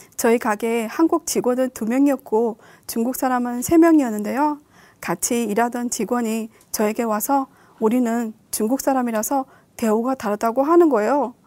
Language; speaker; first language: Korean; native; Korean